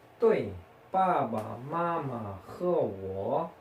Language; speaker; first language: Chinese; non-native, fluent; Korean